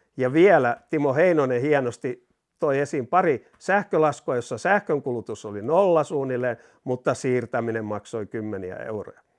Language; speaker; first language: Finnish; native; Finnish